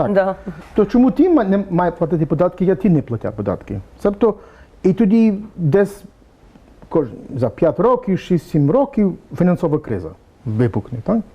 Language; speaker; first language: Ukrainian; early bilingual, heritage; English